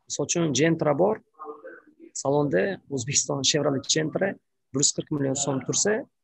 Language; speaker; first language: Uzbek; native; Uzbek